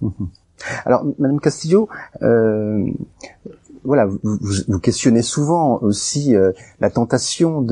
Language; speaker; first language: French; native; French